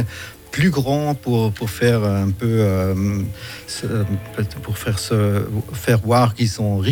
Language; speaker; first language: French; non-native, fluent; German